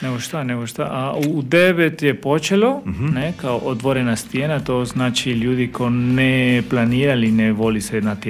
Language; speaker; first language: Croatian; non-native, fluent; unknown